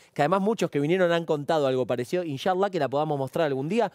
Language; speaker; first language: Spanish; native; Spanish